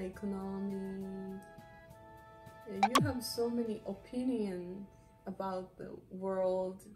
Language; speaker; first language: English; non-native, learner; Japanese